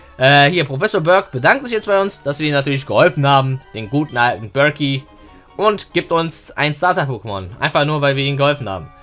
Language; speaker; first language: German; early bilingual, other home language; Turkish